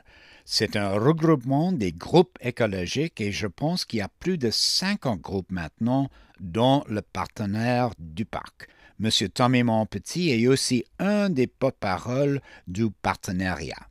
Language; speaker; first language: French; non-native, fluent; English